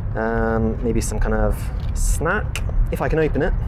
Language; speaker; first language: English; native; English